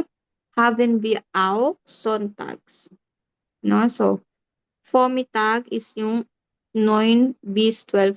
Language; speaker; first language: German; non-native, fluent; Filipino